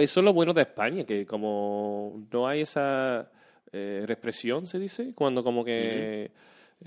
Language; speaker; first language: Spanish; non-native, fluent; English